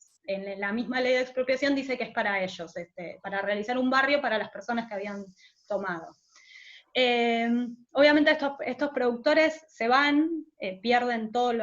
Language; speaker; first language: Spanish; native; Spanish